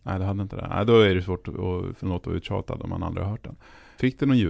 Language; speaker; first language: Swedish; native; Swedish